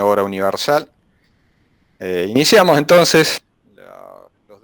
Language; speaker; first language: Spanish; native; Spanish